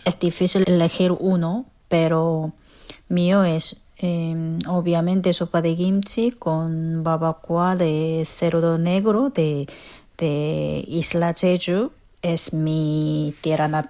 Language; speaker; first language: Spanish; non-native, fluent; Korean